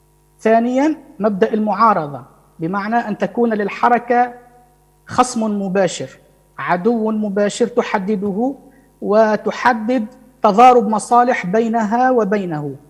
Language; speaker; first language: Arabic; native; Arabic